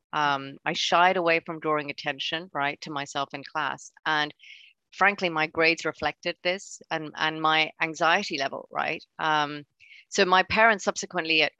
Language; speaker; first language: English; non-native, local second language; Cantonese